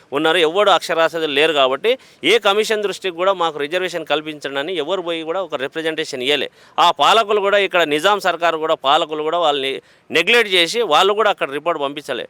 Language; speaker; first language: Telugu; non-native, local second language; Lambadi